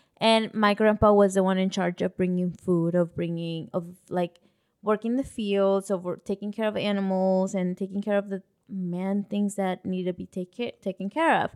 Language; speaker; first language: English; early bilingual, other home language; Spanish